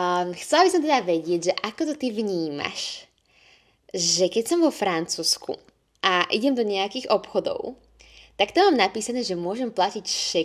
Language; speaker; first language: Slovak; native; Slovak